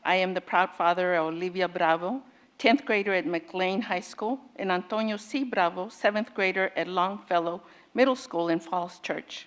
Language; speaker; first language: English; native; English